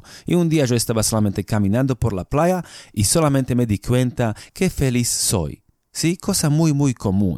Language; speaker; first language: Spanish; non-native, fluent; Slovak